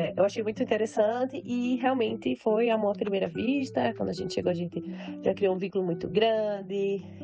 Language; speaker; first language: Portuguese; native; Portuguese